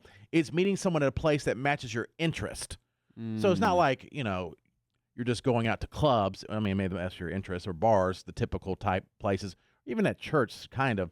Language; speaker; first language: English; native; English